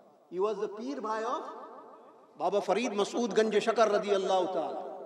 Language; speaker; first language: English; non-native, local second language; Urdu